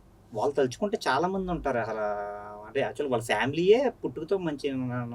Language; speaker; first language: Telugu; native; Telugu